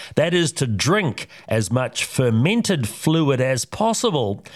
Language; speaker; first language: English; native; English